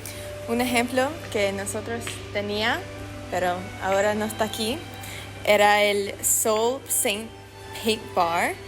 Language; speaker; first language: Spanish; non-native, learner; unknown